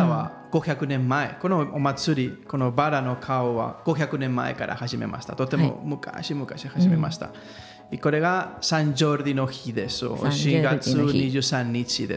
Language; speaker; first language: Japanese; non-native, learner; Catalan